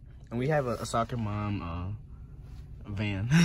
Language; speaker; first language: English; early bilingual, other home language; Spanish